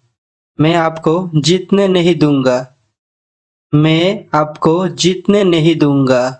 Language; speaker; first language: Hindi; non-native, fluent; Bangla